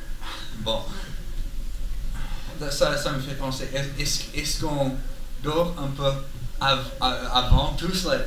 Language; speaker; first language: French; non-native, learner; English